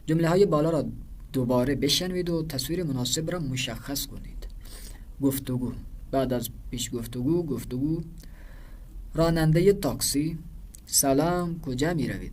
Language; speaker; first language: Persian; non-native, fluent; Urdu